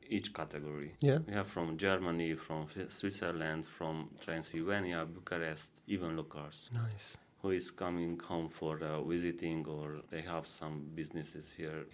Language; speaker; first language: English; non-native, learner; Hungarian